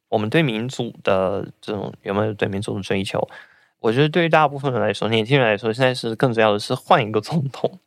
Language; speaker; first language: Chinese; non-native, fluent; Russian